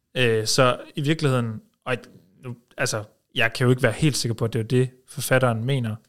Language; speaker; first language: Danish; early bilingual, heritage; Danish